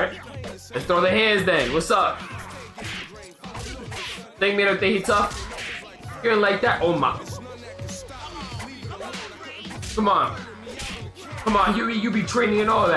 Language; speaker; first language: English; native; English